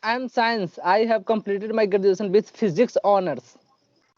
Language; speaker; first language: English; non-native, learner; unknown